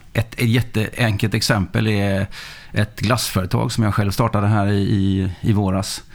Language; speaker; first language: Swedish; early bilingual, other home language; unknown